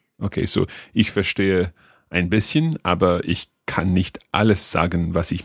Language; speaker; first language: German; non-native, learner; English